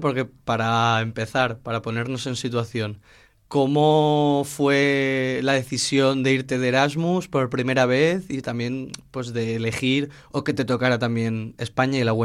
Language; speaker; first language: Spanish; native; Spanish